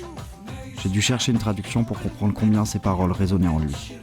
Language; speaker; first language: French; native; French